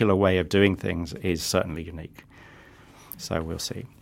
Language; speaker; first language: English; native; English